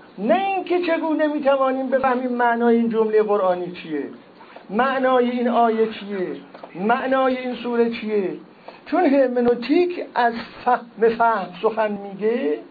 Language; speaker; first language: Persian; non-native, local second language; Azerbaijani